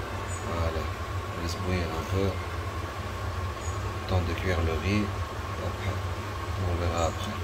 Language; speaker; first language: French; non-native, local second language; Arabic